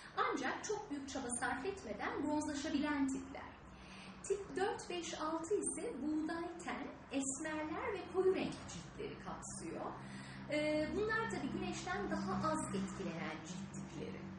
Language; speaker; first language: Turkish; native; Turkish